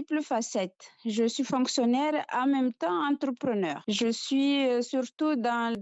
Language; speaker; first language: French; non-native, local second language; Comorian